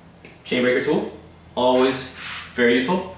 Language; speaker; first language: English; native; English